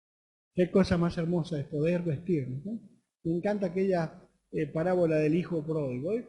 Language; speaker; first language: Spanish; native; Spanish